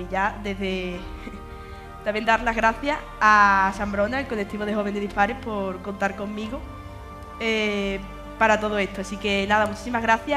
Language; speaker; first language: Spanish; native; Spanish